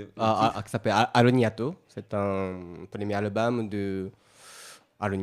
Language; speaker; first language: French; non-native, learner; Japanese